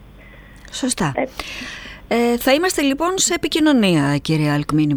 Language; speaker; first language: Greek; native; Greek